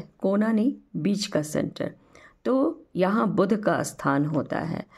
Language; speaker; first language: Hindi; native; Hindi